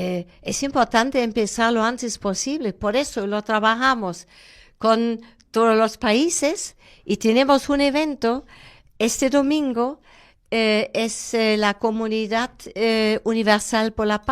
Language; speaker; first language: Spanish; non-native, fluent; German